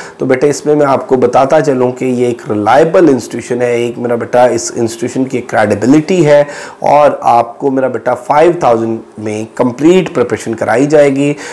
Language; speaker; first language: Urdu; non-native, local second language; Pahari-Potwari